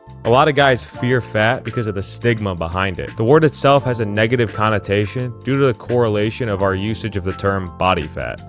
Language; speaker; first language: English; native; English